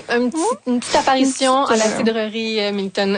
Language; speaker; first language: French; native; French